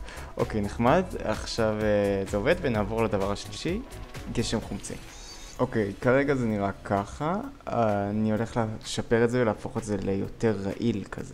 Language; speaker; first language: Hebrew; native; Hebrew